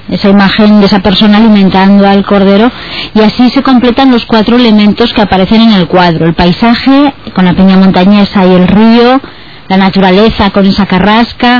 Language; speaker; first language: Spanish; native; Spanish